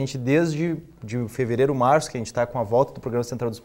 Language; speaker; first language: Portuguese; native; Portuguese